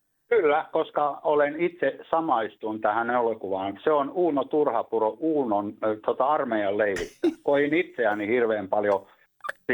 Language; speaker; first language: Finnish; native; Finnish